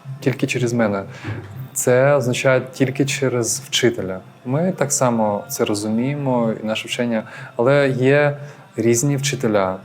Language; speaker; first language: Ukrainian; non-native, local second language; Russian